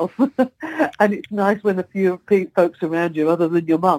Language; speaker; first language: English; native; English